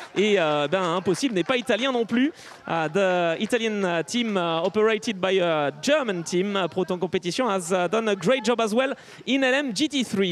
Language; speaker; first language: English; non-native, fluent; French